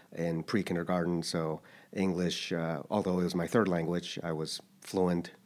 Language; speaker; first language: English; early bilingual, other home language; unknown